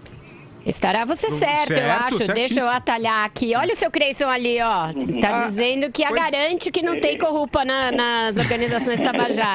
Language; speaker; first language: Portuguese; native; Portuguese